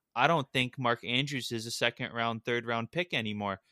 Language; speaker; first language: English; native; English